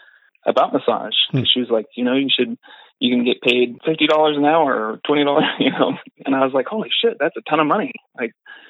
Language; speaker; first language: English; native; English